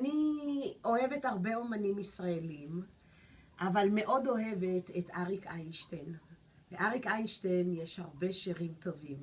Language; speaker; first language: Hebrew; non-native, learner; English